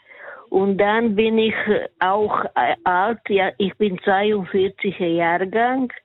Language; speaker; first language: German; non-native, learner; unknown